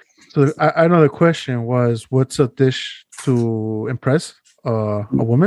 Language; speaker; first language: English; early bilingual, other home language; Spanish